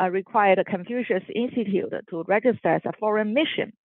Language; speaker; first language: English; non-native, fluent; Chinese